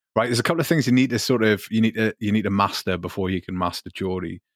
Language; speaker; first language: English; native; English